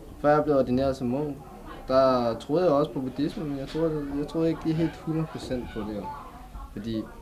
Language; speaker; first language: Danish; early bilingual, other home language; Thai